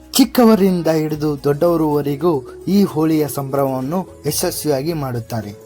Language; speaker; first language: Kannada; non-native, local second language; Lambadi